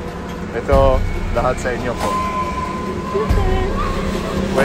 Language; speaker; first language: Filipino; non-native, learner; Arabic